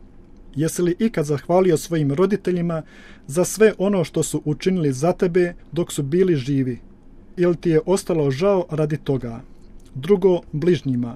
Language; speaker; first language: Croatian; native; Croatian